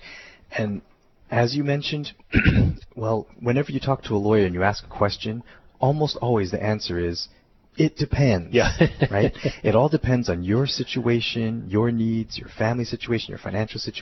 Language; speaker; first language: English; native; English